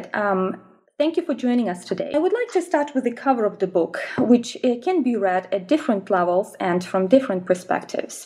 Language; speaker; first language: English; non-native, fluent; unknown